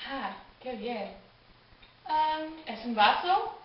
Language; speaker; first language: Spanish; non-native, learner; Dutch